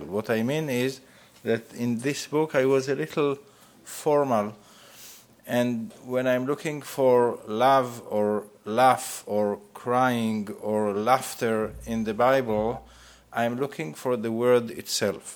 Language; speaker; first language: English; non-native, fluent; Hebrew